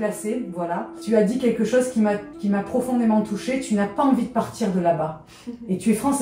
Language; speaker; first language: French; native; French